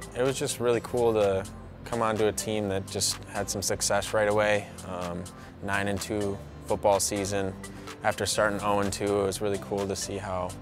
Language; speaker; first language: English; native; English